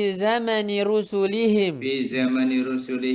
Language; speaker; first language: Arabic; non-native, fluent; Indonesian